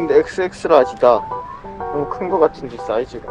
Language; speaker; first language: Korean; native; Korean